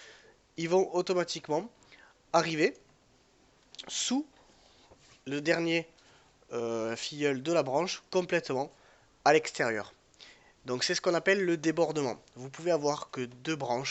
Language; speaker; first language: French; native; French